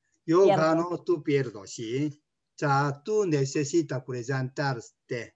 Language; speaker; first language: Spanish; non-native, learner; Korean